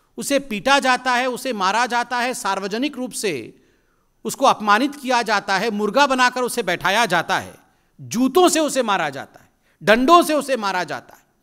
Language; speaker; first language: Hindi; native; Hindi